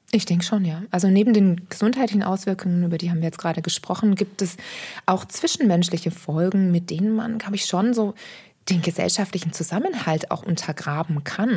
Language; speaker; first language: German; native; German